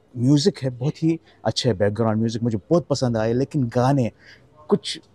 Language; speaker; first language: Hindi; non-native, fluent; Arabic